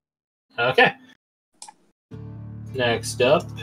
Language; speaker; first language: English; native; English